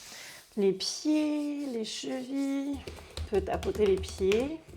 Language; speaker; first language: French; native; French